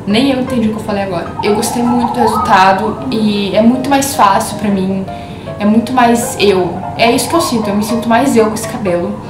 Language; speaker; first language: Portuguese; native; Portuguese